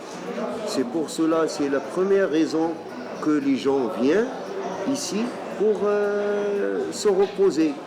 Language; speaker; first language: French; non-native, local second language; Arabic